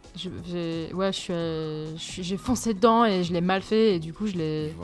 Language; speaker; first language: French; native; French